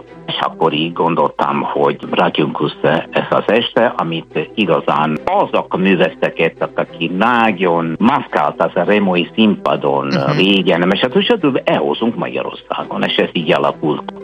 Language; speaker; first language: Hungarian; non-native, fluent; Italian